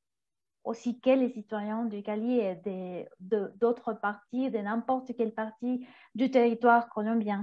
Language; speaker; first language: French; non-native, fluent; Spanish